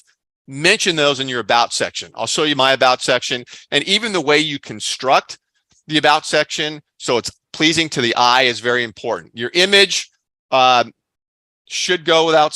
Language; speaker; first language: English; native; English